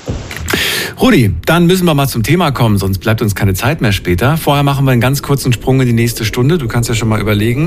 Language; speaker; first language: German; native; German